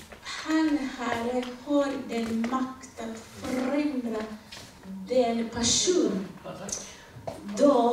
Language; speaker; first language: Swedish; non-native, learner; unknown